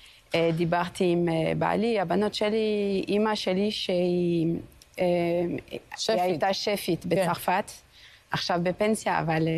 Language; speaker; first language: Hebrew; non-native, fluent; French